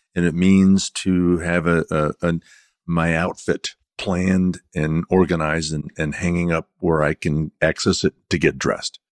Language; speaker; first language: English; native; English